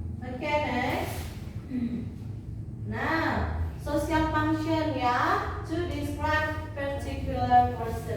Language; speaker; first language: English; non-native, learner; Indonesian